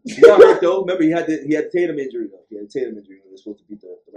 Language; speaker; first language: English; native; English